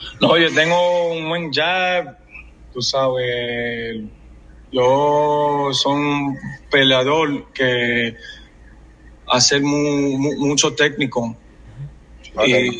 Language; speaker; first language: Spanish; early bilingual, heritage; English